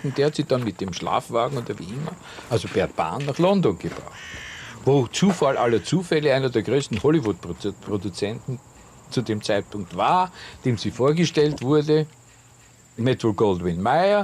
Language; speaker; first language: German; native; German